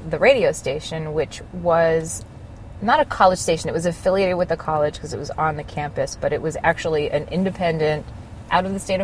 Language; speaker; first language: English; native; English